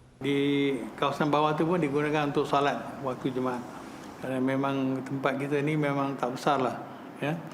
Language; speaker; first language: Malay; native; Malay